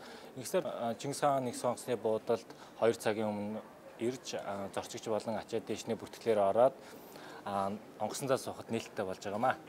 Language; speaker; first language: Mongolian; native; Mongolian